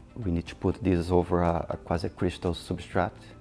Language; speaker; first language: English; non-native, fluent; Portuguese